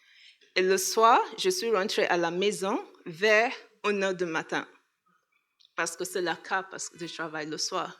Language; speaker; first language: French; non-native, learner; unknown